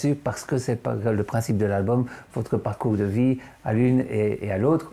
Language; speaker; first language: French; native; French